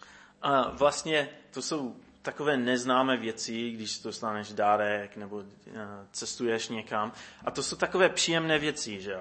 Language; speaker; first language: Czech; non-native, fluent; English